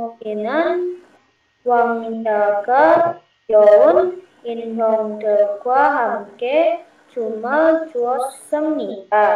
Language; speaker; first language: Korean; non-native, learner; Indonesian